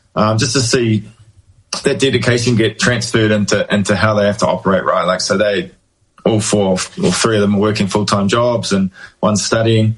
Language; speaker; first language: English; native; English